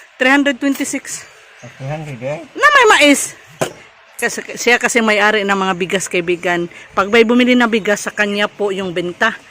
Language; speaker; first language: Filipino; non-native, local second language; Cebuano